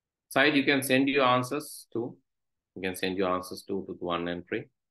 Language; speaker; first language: English; non-native, local second language; Sinhala